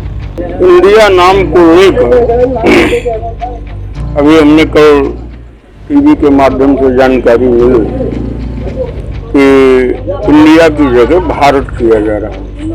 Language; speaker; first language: Hindi; native; Hindi